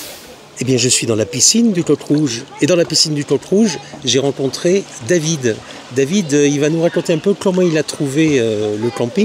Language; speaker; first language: French; native; French